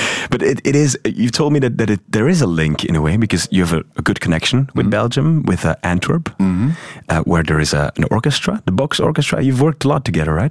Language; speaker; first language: English; non-native, fluent; Dutch